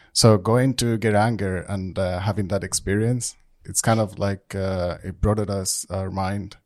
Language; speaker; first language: English; non-native, fluent; Spanish